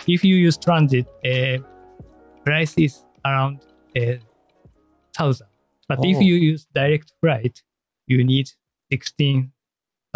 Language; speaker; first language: English; non-native, learner; Japanese